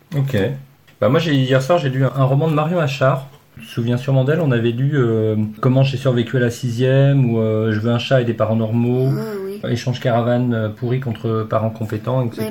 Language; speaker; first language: French; native; French